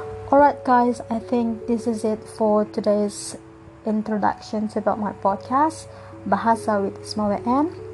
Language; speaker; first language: English; non-native, fluent; Indonesian